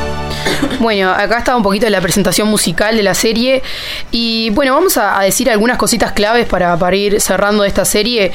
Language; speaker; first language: Spanish; native; Spanish